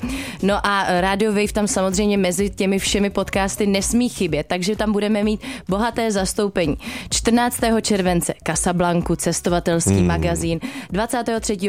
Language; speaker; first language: Czech; native; Czech